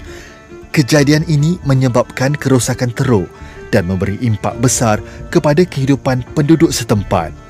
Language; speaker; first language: Malay; native; Malay